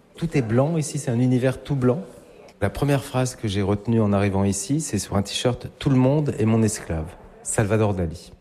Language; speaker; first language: French; native; French